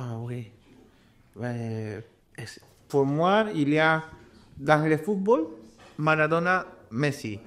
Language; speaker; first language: French; non-native, learner; Spanish